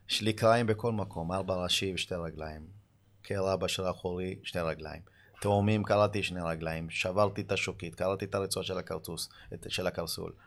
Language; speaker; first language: Hebrew; early bilingual, other home language; Amharic